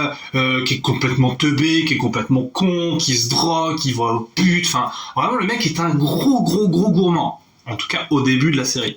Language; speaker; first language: French; native; French